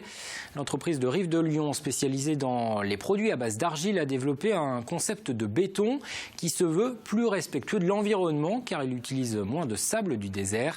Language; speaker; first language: French; native; French